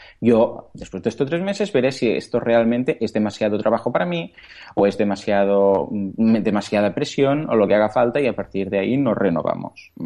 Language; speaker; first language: Spanish; native; Spanish